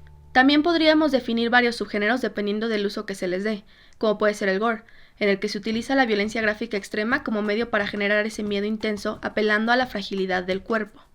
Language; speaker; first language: Spanish; native; Spanish